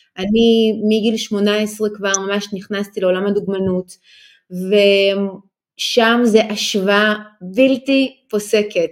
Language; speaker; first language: Hebrew; early bilingual, other home language; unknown